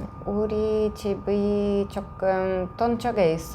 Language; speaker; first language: Korean; non-native, fluent; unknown